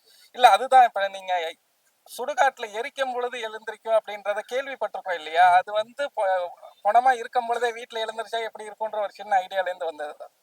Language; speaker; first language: Tamil; native; Tamil